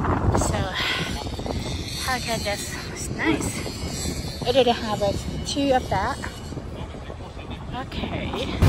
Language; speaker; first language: English; non-native, learner; Thai